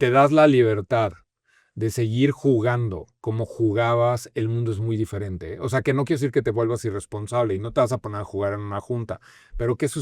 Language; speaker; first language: Spanish; native; Spanish